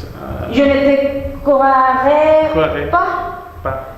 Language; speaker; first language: French; non-native, learner; Spanish